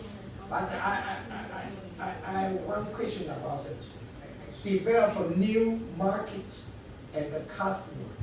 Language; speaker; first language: English; non-native, learner; Chinese